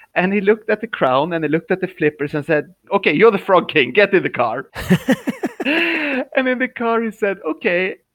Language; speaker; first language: English; non-native, fluent; Swedish